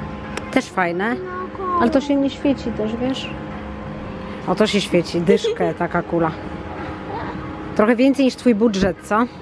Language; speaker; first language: Polish; native; Polish